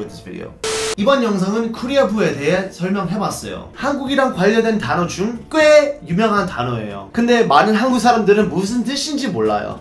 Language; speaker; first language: Korean; non-native, fluent; English